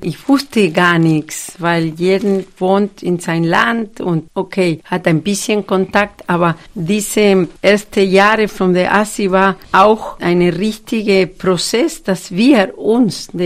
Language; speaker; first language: German; non-native, fluent; Spanish